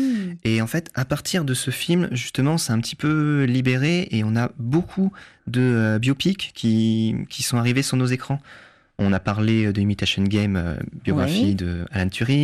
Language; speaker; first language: French; native; French